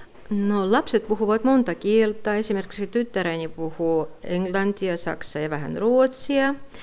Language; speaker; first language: Finnish; non-native, fluent; Russian